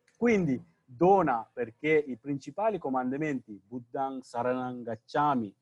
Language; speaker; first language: Italian; non-native, fluent; Sinhala